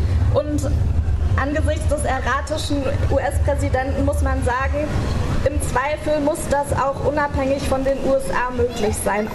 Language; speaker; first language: German; native; German